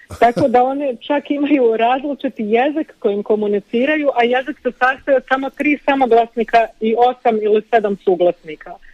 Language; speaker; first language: Bosnian; early bilingual, heritage; Croatian